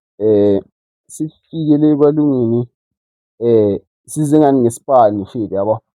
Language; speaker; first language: Zulu; non-native, local second language; Xhosa